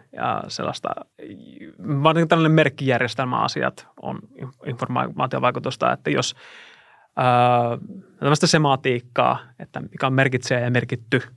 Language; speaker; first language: Finnish; non-native, fluent; Russian